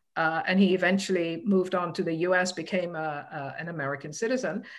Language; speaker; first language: English; non-native, local second language; Cantonese